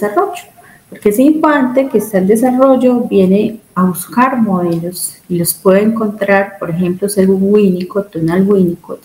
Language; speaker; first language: Spanish; native; Spanish